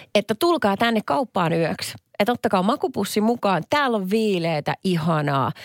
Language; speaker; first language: Finnish; native; Finnish